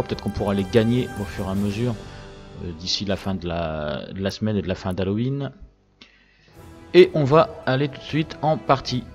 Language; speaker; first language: French; native; French